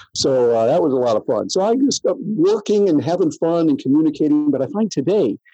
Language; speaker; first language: English; native; English